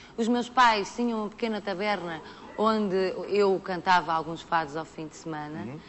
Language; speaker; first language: Portuguese; native; Portuguese